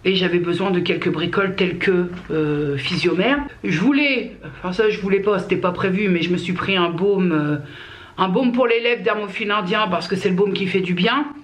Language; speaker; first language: French; native; French